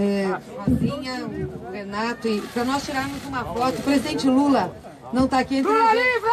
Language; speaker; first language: Portuguese; native; Portuguese